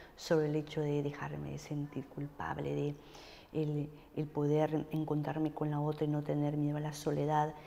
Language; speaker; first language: Spanish; native; Spanish